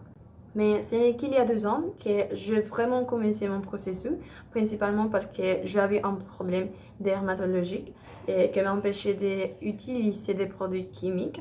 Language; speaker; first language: French; non-native, learner; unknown